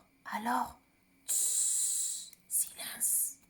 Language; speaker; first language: French; non-native, fluent; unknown